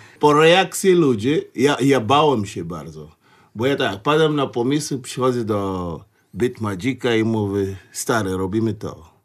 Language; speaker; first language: Polish; non-native, fluent; Portuguese